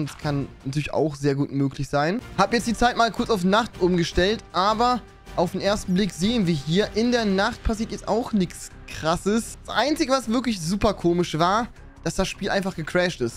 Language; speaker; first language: German; native; German